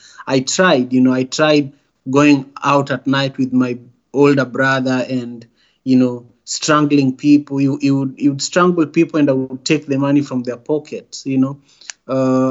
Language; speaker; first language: English; non-native, local second language; Luo (Kenya and Tanzania)